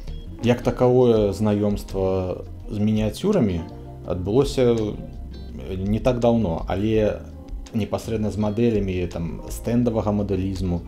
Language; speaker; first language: Belarusian; non-native, local second language; Russian